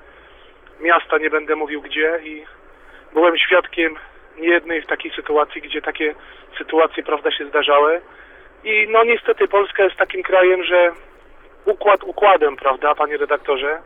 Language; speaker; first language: Polish; native; Polish